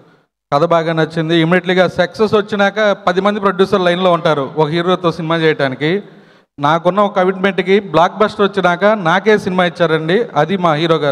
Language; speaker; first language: Telugu; native; Telugu